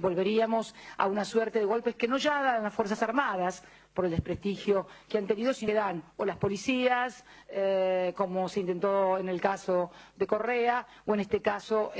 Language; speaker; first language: Spanish; native; Spanish